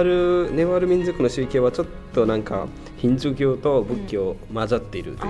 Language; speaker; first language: Japanese; non-native, fluent; Newari